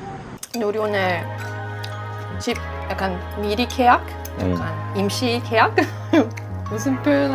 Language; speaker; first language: Korean; non-native, fluent; Swedish